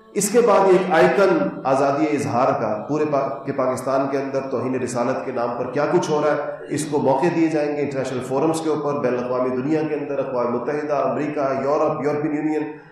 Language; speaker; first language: Urdu; native; Urdu